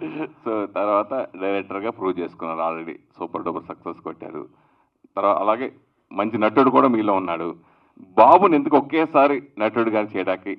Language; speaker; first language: Telugu; native; Telugu